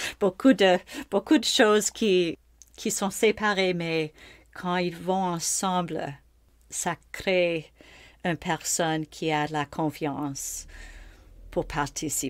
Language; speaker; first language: French; non-native, local second language; English